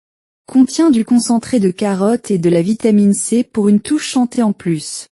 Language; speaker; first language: French; non-native, learner; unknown